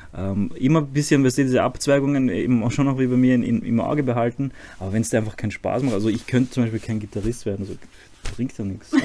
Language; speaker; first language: German; early bilingual, other home language; Croatian